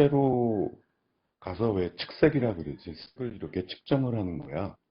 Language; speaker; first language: Korean; native; Korean